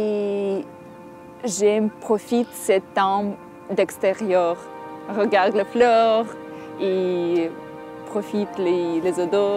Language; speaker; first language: French; non-native, learner; Russian